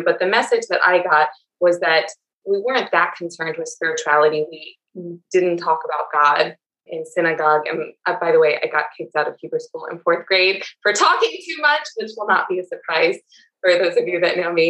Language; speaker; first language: English; native; English